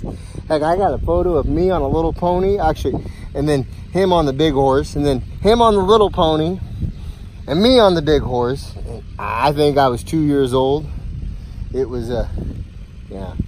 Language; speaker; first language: English; native; English